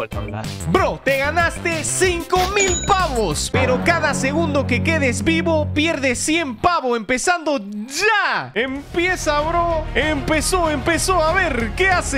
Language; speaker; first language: Spanish; native; Spanish